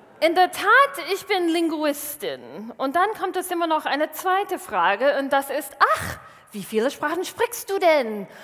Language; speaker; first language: German; non-native, fluent; English